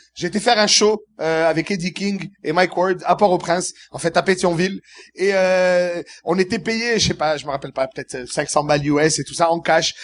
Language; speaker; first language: French; early bilingual, other home language; Arabic